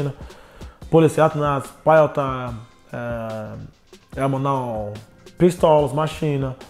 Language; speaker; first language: Latvian; non-native, learner; Portuguese